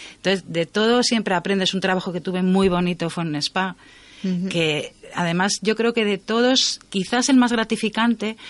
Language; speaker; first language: Spanish; native; Spanish